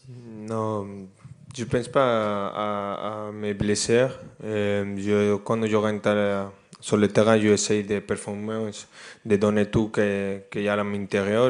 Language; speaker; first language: French; non-native, fluent; Spanish